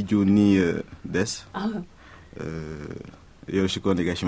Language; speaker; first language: Japanese; non-native, learner; French